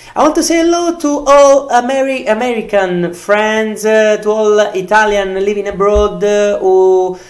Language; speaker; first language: Italian; native; Italian